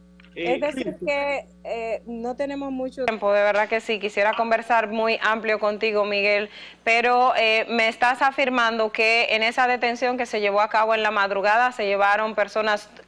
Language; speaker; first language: Spanish; native; Spanish